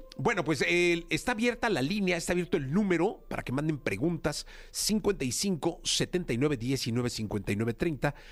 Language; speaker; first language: Spanish; native; Spanish